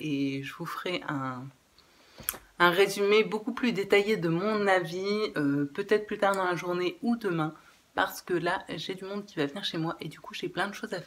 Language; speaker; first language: French; native; French